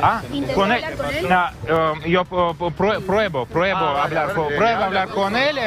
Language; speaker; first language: Spanish; non-native, learner; Russian